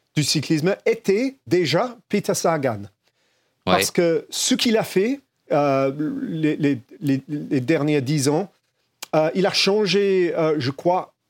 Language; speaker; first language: French; non-native, fluent; English